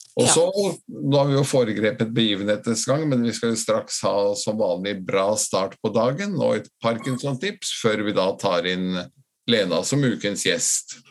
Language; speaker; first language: Norwegian; non-native, fluent; Latvian